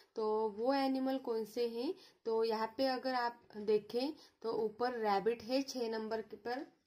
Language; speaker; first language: Hindi; non-native, local second language; Marathi